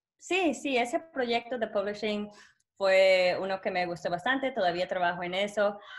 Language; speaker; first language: Spanish; early bilingual, heritage; Spanish